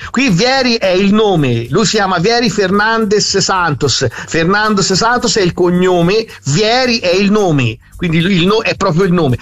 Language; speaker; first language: Italian; native; Italian